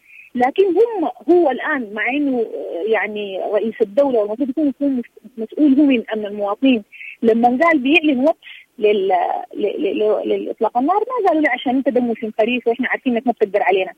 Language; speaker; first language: Arabic; native; Arabic